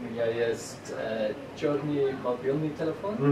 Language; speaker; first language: Russian; non-native, learner; English